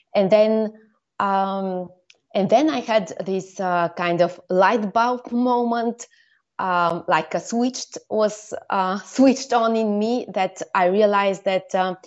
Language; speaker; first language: English; non-native, fluent; Bulgarian